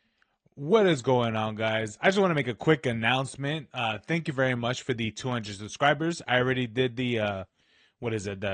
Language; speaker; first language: English; native; English